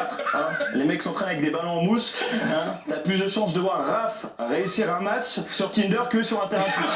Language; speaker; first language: French; native; French